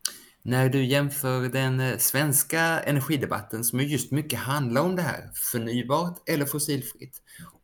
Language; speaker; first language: Swedish; native; Swedish